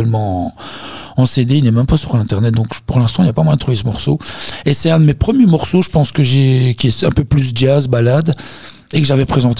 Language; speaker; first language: French; native; French